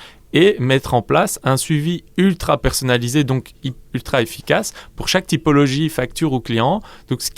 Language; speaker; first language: French; native; French